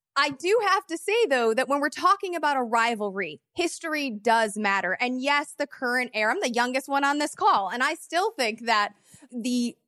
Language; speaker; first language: English; native; English